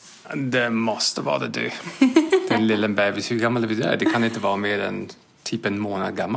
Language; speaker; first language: Swedish; non-native, fluent; English